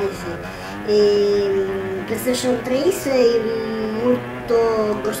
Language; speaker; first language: Portuguese; non-native, learner; Italian